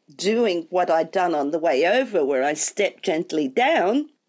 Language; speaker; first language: English; native; English